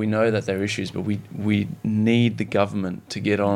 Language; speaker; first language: English; native; English